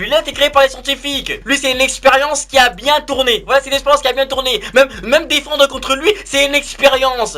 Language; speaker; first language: French; native; French